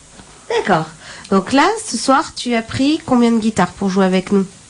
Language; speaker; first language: French; native; French